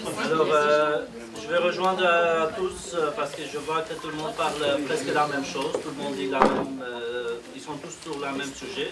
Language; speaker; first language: French; non-native, fluent; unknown